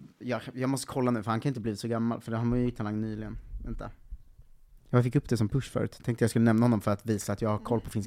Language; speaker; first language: Swedish; native; Swedish